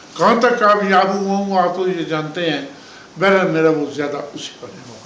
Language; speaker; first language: Urdu; non-native, local second language; Punjabi